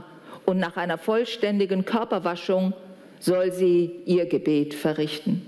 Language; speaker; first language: German; native; German